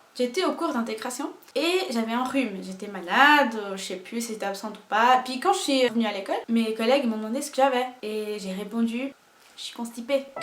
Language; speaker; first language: French; non-native, fluent; Portuguese